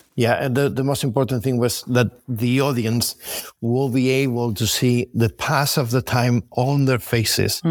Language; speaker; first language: English; non-native, fluent; Spanish